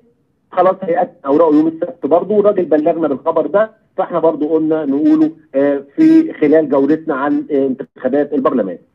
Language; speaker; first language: Arabic; native; Arabic